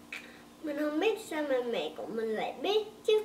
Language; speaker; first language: Vietnamese; early bilingual, heritage; Vietnamese